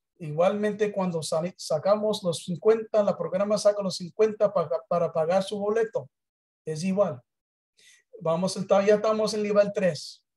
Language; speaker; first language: Spanish; early bilingual, heritage; English